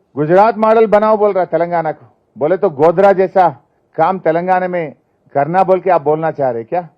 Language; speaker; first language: Hindi; non-native, local second language; Telugu